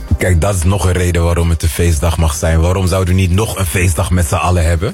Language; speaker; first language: Dutch; non-native, local second language; Papiamento